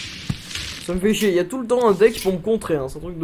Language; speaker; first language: French; native; French